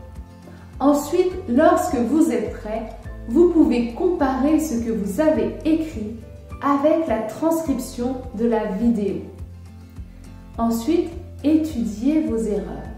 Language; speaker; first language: French; native; French